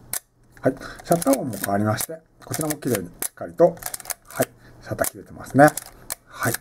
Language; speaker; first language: Japanese; native; Japanese